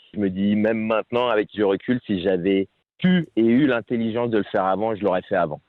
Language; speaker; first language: French; native; French